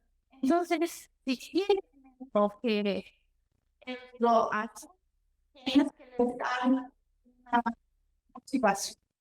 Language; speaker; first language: Spanish; non-native, learner; Portuguese